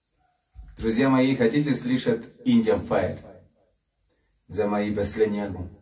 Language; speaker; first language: Russian; non-native, learner; Spanish